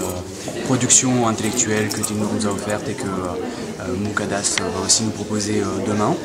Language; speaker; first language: French; native; French